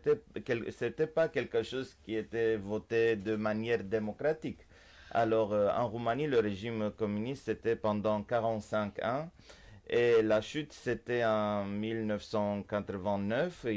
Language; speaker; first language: French; non-native, fluent; Romanian